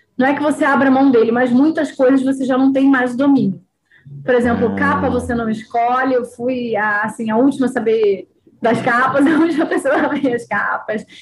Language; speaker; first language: Portuguese; native; Portuguese